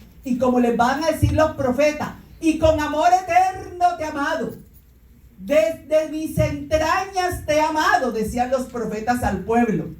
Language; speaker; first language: Spanish; native; Spanish